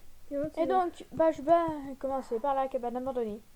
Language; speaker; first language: French; native; French